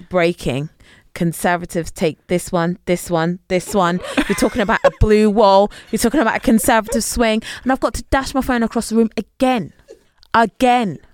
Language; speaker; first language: English; native; English